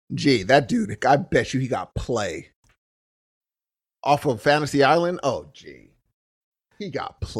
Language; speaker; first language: English; native; English